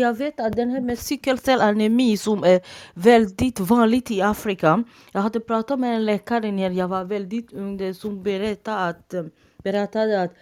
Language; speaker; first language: Swedish; non-native, fluent; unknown